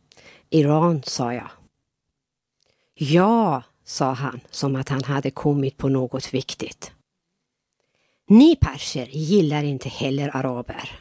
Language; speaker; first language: Swedish; non-native, fluent; Persian